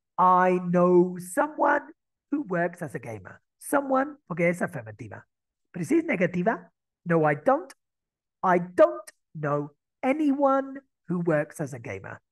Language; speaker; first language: English; native; English